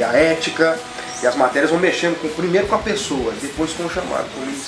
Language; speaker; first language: Portuguese; native; Portuguese